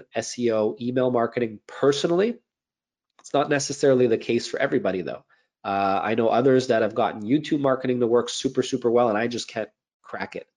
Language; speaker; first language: English; native; English